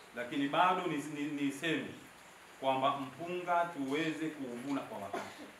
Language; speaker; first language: Swahili; native; Swahili